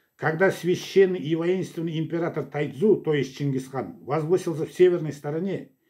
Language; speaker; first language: Russian; non-native, local second language; Kazakh